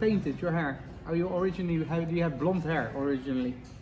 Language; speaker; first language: English; non-native, fluent; Dutch